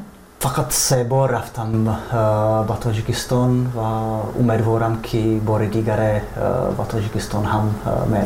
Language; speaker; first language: Persian; non-native, fluent; Czech